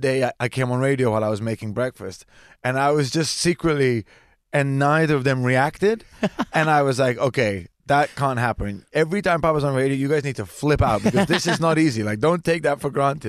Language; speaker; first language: English; native; English